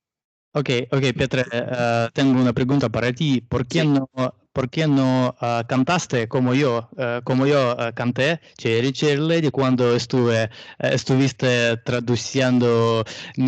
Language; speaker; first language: Spanish; non-native, learner; Russian